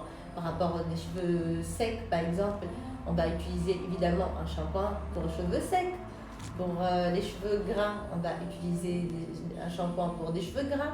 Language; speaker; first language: French; non-native, local second language; Arabic